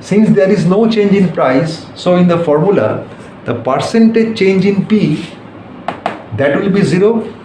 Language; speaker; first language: English; non-native, local second language; Bangla